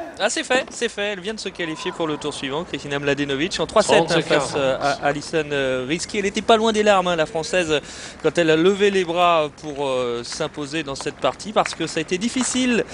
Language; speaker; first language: French; native; French